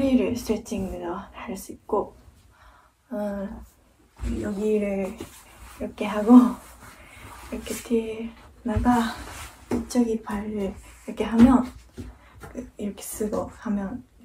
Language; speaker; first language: Korean; non-native, fluent; Japanese